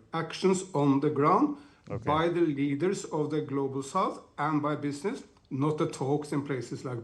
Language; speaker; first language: English; non-native, fluent; Norwegian